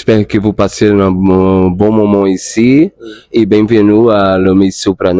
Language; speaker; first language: French; non-native, learner; Portuguese